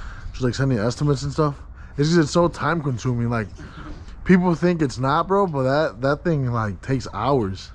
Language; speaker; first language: English; early bilingual, other home language; Spanish